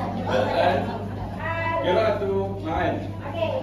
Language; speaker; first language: Arabic; non-native, learner; Malay